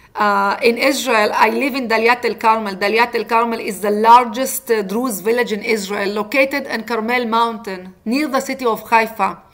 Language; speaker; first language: English; non-native, fluent; Arabic